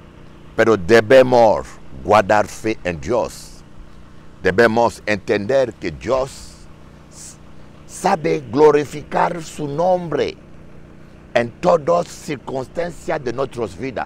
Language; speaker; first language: Spanish; non-native, learner; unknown